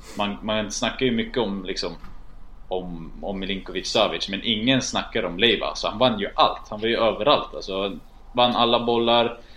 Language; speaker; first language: Swedish; early bilingual, other home language; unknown